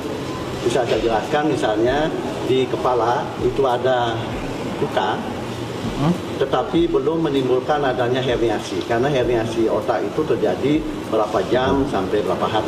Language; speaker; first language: Indonesian; native; Indonesian